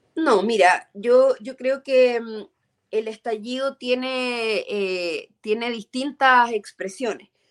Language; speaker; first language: Spanish; native; Spanish